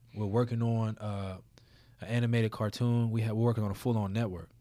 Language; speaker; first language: English; native; English